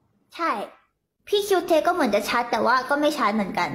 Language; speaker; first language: Thai; early bilingual, other home language; Korean